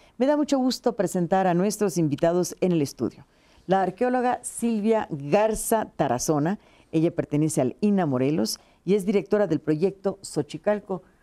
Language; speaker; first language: Spanish; native; Spanish